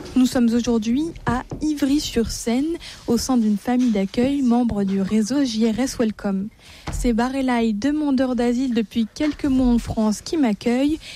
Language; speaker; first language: French; native; French